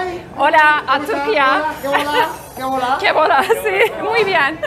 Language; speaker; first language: Spanish; non-native, learner; Turkish